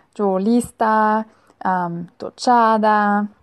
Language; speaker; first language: Spanish; non-native, fluent; German